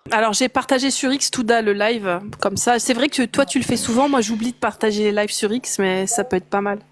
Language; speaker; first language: French; native; French